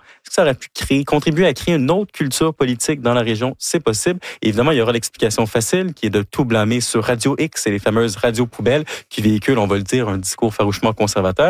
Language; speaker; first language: French; native; French